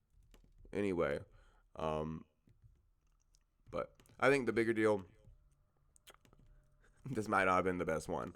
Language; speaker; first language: English; native; English